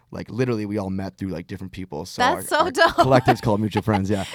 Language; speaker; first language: English; native; English